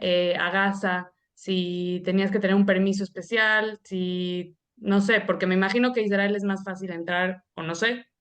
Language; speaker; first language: Spanish; native; Spanish